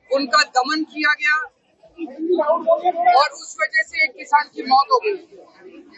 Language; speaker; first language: Hindi; native; Hindi